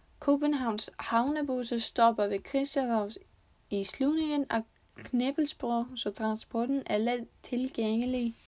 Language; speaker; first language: Danish; non-native, learner; Icelandic